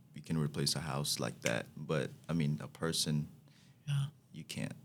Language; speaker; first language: English; non-native, fluent; Haitian Creole